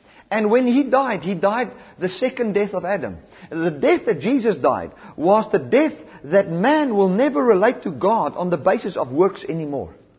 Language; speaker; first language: English; non-native, local second language; Afrikaans